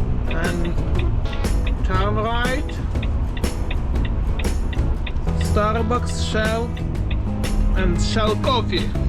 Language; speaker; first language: English; non-native, learner; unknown